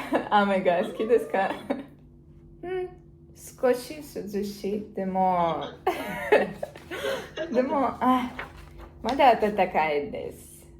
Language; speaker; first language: Japanese; non-native, learner; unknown